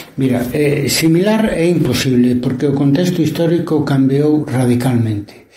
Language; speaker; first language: Galician; non-native, local second language; Spanish